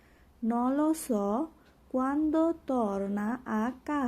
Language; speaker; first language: Italian; non-native, learner; Bangla